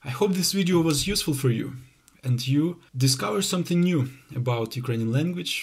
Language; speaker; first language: English; non-native, fluent; Ukrainian